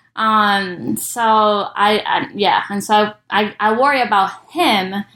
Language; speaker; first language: English; early bilingual, other home language; Spanish